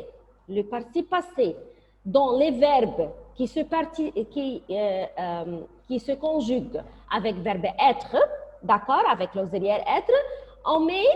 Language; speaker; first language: French; non-native, fluent; Arabic